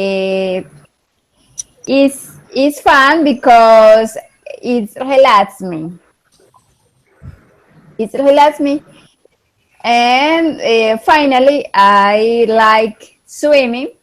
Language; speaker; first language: English; non-native, learner; Spanish